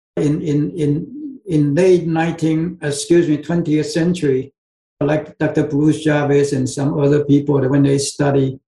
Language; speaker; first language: English; non-native, fluent; Chinese